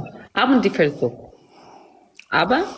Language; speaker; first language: German; non-native, learner; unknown